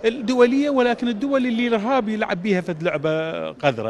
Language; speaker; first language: Arabic; native; Arabic